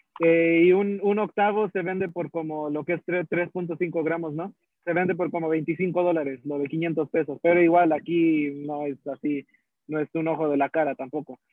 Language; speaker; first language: Spanish; early bilingual, heritage; Spanish